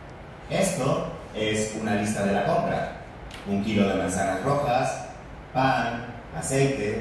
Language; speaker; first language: Spanish; non-native, learner; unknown